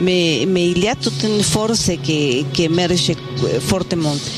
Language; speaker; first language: French; non-native, fluent; Spanish